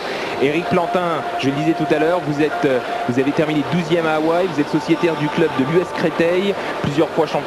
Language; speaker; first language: French; native; French